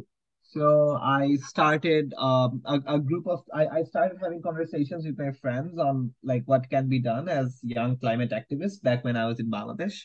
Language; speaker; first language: English; non-native, local second language; Bangla